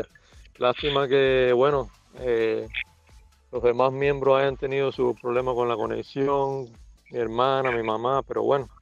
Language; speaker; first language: Spanish; native; Spanish